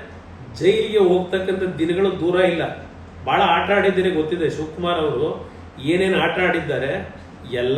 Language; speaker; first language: Kannada; native; Kannada